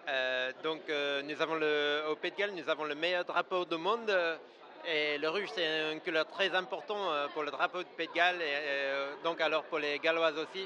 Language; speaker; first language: French; non-native, fluent; English